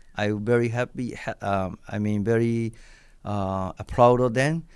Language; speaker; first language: English; non-native, learner; Burmese